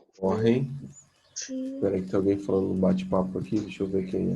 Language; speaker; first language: Portuguese; native; Portuguese